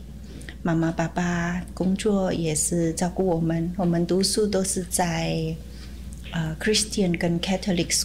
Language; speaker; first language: Chinese; early bilingual, heritage; Chinese